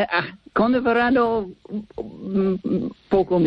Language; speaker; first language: Spanish; non-native, learner; English